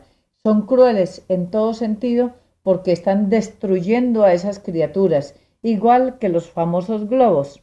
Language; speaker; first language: Spanish; native; Spanish